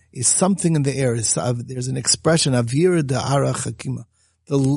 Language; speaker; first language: English; native; English